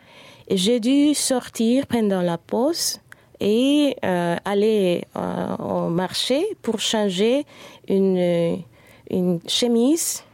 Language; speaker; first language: French; non-native, fluent; Spanish